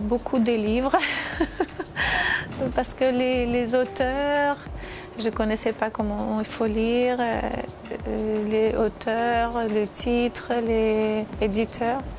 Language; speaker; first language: French; non-native, fluent; Armenian